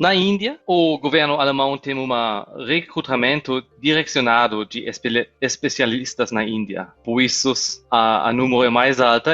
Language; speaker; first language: Portuguese; non-native, fluent; German